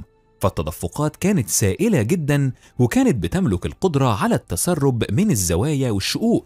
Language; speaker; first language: Arabic; native; Arabic